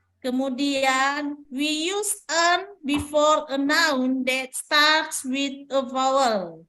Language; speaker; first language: English; non-native, learner; Indonesian